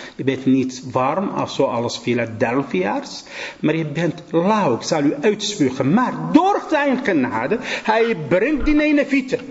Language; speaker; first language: Dutch; non-native, fluent; Assyrian Neo-Aramaic